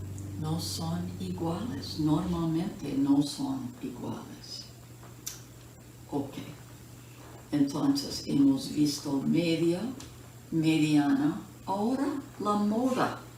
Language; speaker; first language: Spanish; non-native, fluent; English